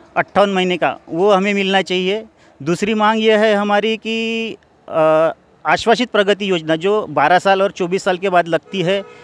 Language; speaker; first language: Hindi; non-native, local second language; Marathi